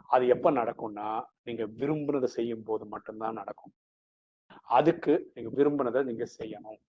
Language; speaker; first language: Tamil; non-native, local second language; Malayalam